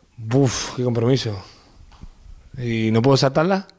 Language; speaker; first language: Spanish; native; Spanish